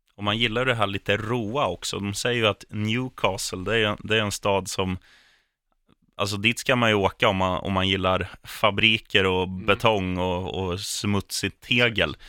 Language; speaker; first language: Swedish; native; Swedish